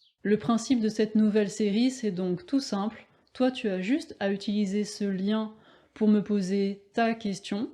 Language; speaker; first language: French; native; French